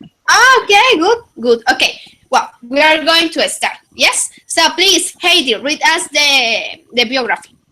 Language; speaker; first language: English; non-native, fluent; Spanish